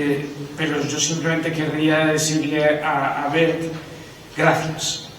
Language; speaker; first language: Spanish; native; Spanish